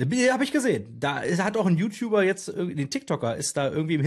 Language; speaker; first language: German; native; German